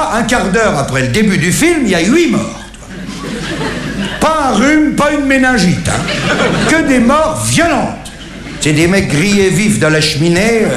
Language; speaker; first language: French; native; French